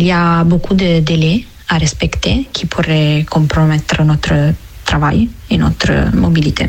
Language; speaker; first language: French; non-native, fluent; Italian